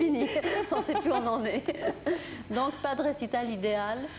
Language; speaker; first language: French; native; French